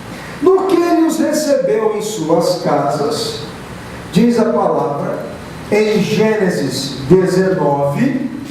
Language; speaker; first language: Portuguese; native; Portuguese